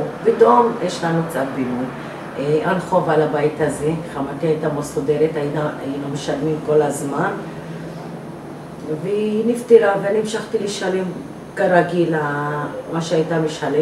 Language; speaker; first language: Hebrew; non-native, local second language; Arabic